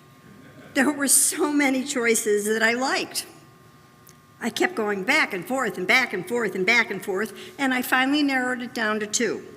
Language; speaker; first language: English; native; English